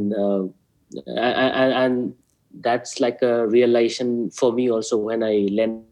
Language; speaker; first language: English; non-native, local second language; Manipuri